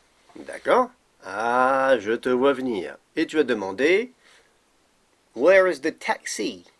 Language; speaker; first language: French; native; French